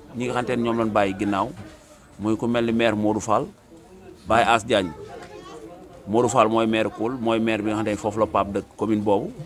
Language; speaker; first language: Wolof; native; Wolof